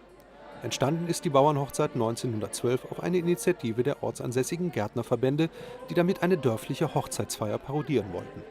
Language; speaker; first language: German; native; German